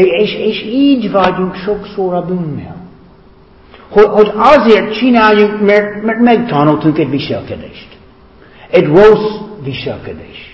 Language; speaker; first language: Hungarian; non-native, fluent; English